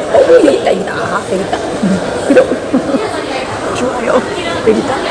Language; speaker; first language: Korean; early bilingual, heritage; Korean